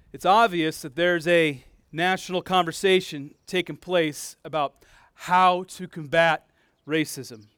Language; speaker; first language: English; native; English